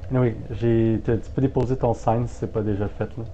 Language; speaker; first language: French; native; French